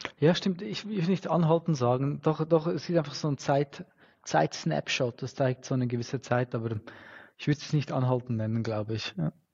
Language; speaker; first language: German; native; German